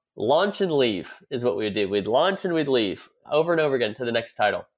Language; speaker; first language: English; native; English